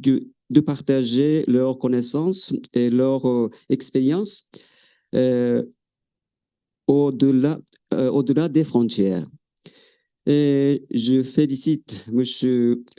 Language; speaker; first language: French; non-native, fluent; Japanese